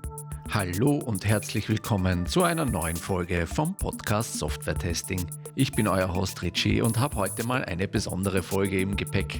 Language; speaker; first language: German; native; German